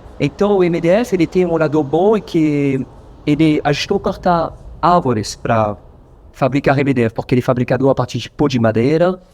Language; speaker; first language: Portuguese; non-native, fluent; French